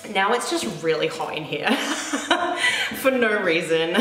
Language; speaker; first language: English; native; English